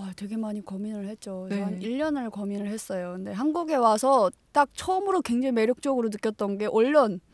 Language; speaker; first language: Korean; native; Korean